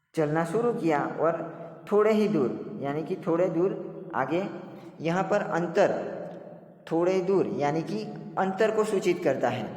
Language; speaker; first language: Hindi; non-native, local second language; Gujarati